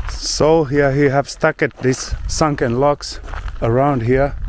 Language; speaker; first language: English; non-native, learner; Finnish